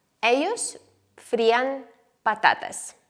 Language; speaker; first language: Spanish; non-native, fluent; Ukrainian